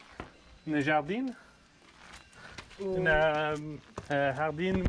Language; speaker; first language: Spanish; non-native, learner; English